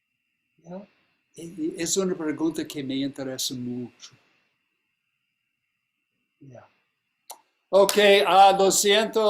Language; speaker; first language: Spanish; non-native, fluent; English